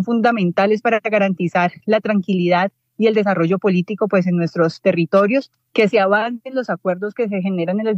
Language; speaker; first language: Spanish; native; Spanish